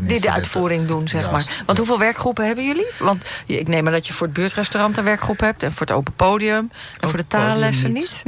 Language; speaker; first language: Dutch; native; Dutch